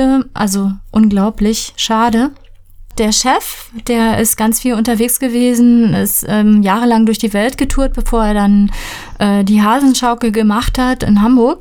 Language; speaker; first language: German; native; German